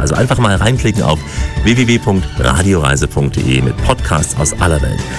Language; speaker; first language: German; native; German